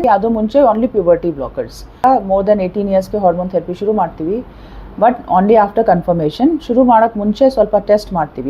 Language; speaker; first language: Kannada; non-native, learner; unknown